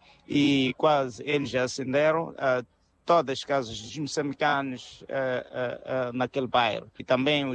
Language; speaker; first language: Portuguese; non-native, local second language; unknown